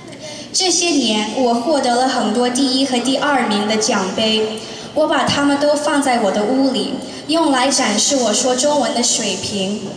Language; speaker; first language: Chinese; early bilingual, heritage; Chinese